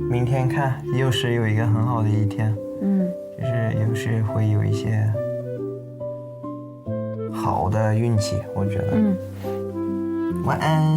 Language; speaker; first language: Chinese; non-native, fluent; English